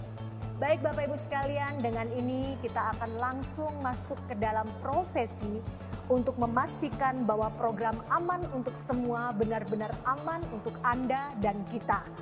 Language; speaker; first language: Indonesian; native; Indonesian